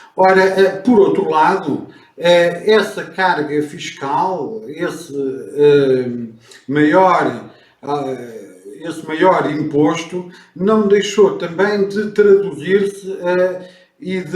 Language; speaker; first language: Portuguese; native; Portuguese